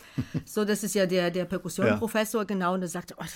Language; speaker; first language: German; non-native, fluent; Bulgarian